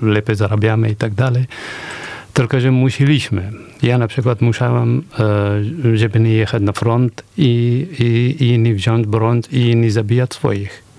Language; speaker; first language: Polish; non-native, fluent; Persian